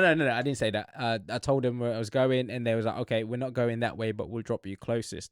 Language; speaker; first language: English; native; English